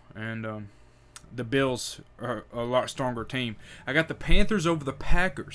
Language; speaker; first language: English; native; English